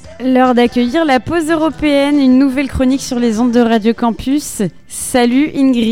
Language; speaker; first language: French; native; French